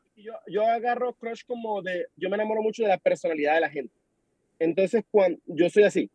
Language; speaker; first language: Spanish; native; Spanish